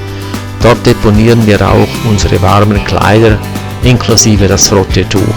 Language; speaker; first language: German; native; German